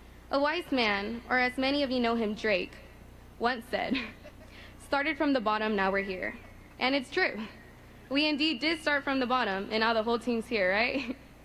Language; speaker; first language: English; early bilingual, other home language; Spanish